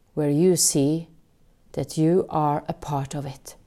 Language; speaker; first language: English; non-native, fluent; Norwegian